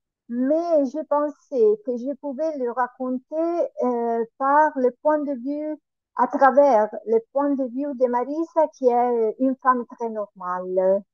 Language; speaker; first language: French; non-native, learner; Italian